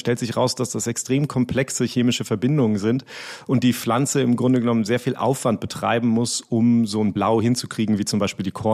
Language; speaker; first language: German; native; German